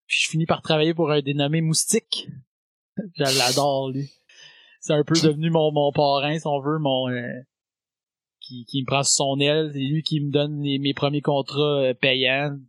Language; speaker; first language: French; native; French